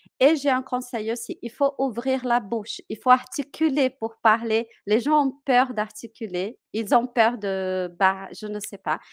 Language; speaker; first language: French; non-native, fluent; Portuguese